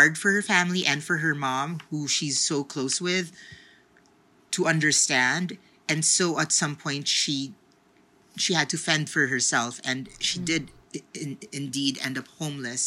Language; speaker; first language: English; non-native, local second language; Filipino